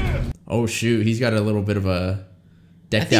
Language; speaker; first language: English; native; English